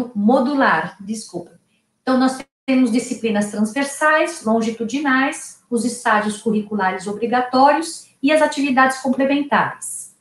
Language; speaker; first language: Portuguese; native; Portuguese